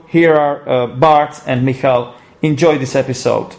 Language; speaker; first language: English; non-native, fluent; Czech